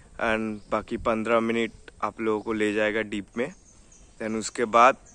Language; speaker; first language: Hindi; non-native, local second language; Bangla